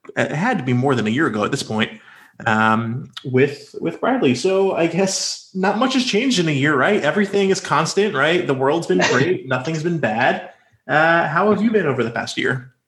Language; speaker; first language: English; native; English